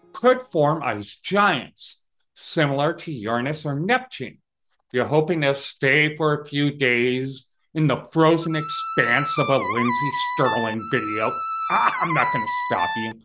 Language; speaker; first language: English; native; English